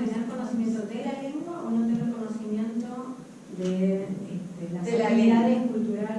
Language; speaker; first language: Spanish; native; Spanish